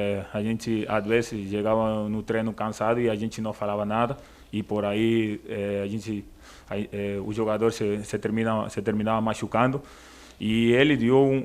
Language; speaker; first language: Portuguese; non-native, fluent; Spanish